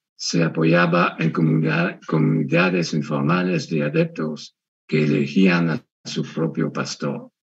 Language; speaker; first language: Spanish; non-native, fluent; French